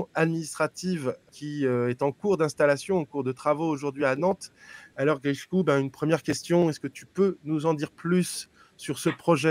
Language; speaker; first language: French; native; French